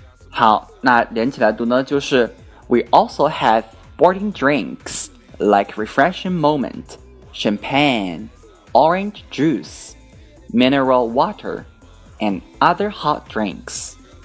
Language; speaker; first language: English; non-native, fluent; Chinese